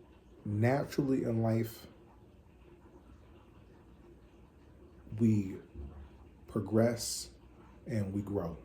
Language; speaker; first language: English; native; English